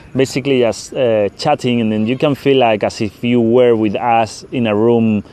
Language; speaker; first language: English; non-native, fluent; Spanish